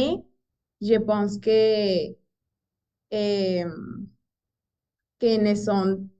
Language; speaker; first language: French; non-native, learner; Spanish